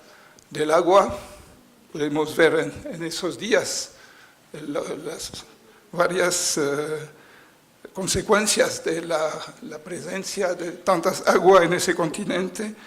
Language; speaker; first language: Spanish; non-native, fluent; French